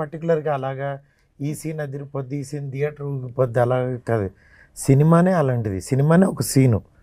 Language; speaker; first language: Telugu; native; Telugu